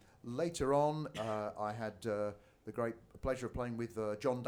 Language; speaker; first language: English; native; English